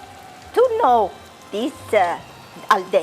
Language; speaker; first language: English; non-native, fluent; Italian